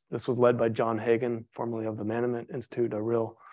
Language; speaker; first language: English; native; English